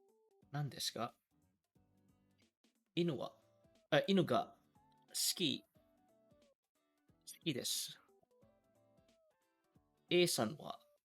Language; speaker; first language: Japanese; non-native, learner; English